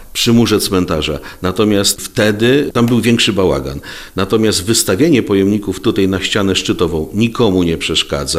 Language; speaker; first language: Polish; native; Polish